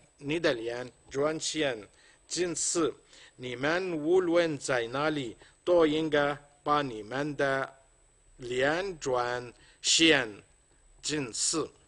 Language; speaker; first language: Chinese; non-native, fluent; Arabic